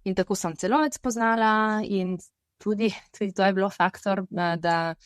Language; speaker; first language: Slovenian; non-native, fluent; Bulgarian